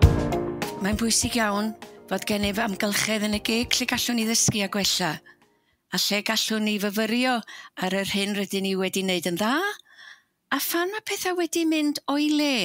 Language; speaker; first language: Welsh; native; Welsh